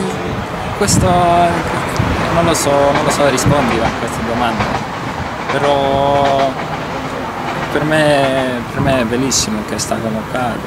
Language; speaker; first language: Italian; non-native, learner; Estonian